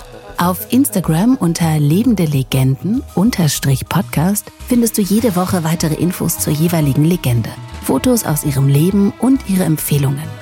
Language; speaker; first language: German; native; German